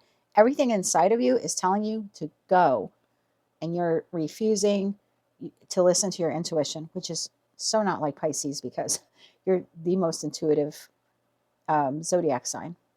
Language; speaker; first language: English; native; English